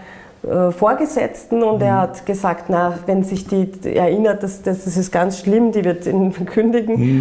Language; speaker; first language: German; native; German